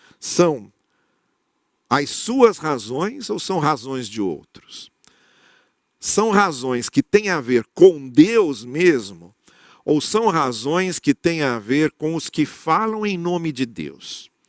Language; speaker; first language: Portuguese; native; Portuguese